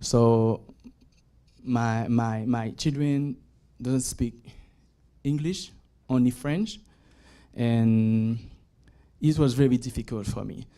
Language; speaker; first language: English; non-native, learner; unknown